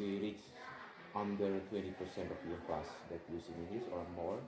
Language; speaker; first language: English; non-native, learner; Indonesian